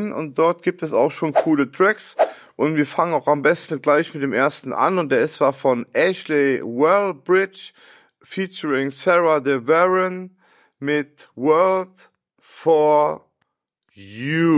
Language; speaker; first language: German; native; German